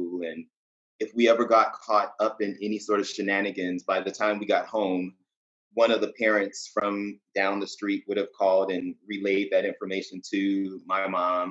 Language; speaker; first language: English; native; English